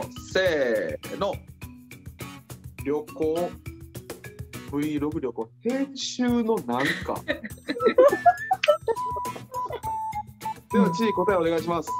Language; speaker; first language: Japanese; native; Japanese